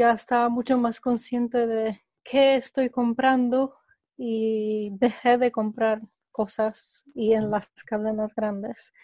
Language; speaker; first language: Spanish; non-native, fluent; Polish